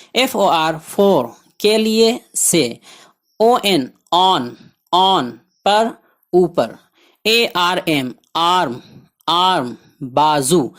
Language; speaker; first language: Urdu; native; Urdu